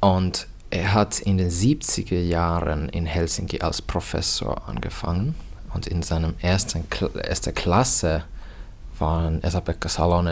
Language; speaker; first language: German; non-native, fluent; Finnish